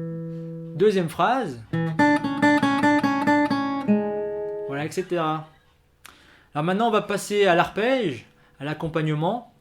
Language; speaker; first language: French; native; French